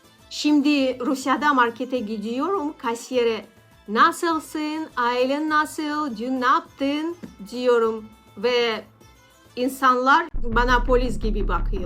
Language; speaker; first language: Turkish; non-native, learner; Russian